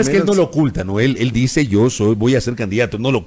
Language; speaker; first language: Spanish; native; Spanish